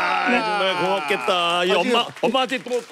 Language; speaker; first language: Korean; native; Korean